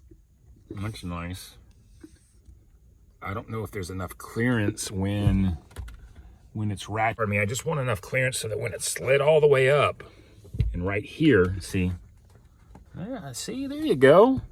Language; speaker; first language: English; native; English